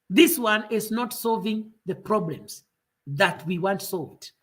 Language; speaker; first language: English; non-native, local second language; Kikuyu